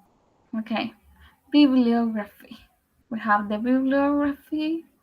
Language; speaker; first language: English; non-native, learner; Spanish